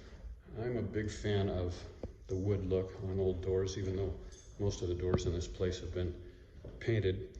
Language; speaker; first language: English; native; English